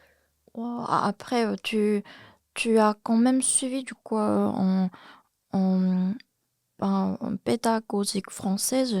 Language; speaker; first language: French; non-native, fluent; Korean